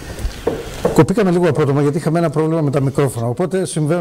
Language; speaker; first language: Greek; native; Greek